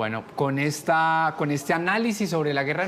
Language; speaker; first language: Spanish; native; Spanish